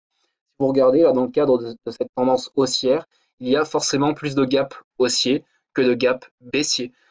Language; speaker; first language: French; native; French